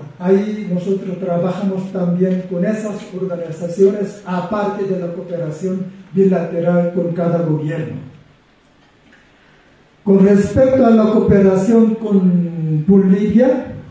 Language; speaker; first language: Spanish; non-native, fluent; Korean